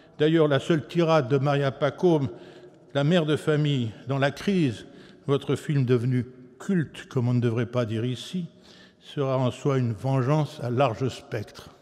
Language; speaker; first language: French; native; French